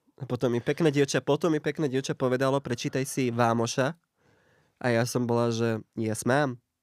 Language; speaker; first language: Slovak; non-native, local second language; Hungarian